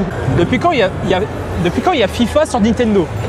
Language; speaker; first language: French; native; French